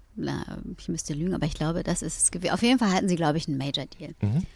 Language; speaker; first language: German; native; German